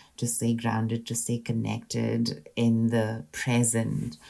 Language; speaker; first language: English; non-native, local second language; Hindi